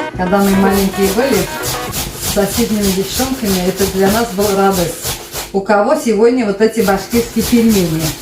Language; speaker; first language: Russian; non-native, local second language; Bashkir